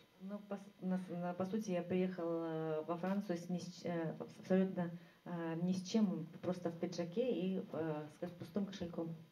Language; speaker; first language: Russian; native; Russian